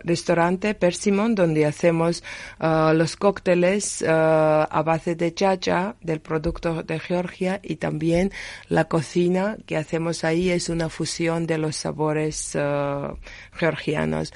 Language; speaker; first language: Spanish; non-native, learner; Georgian